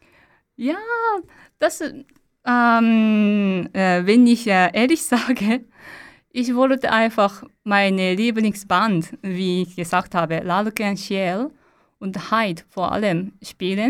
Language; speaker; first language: German; non-native, learner; Japanese